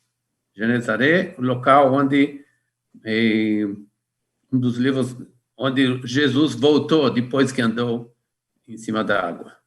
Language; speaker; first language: Portuguese; non-native, fluent; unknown